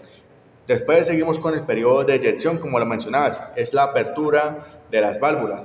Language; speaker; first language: Spanish; native; Spanish